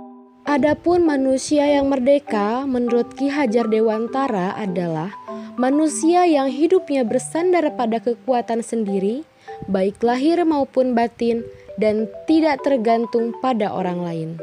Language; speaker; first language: Indonesian; native; Indonesian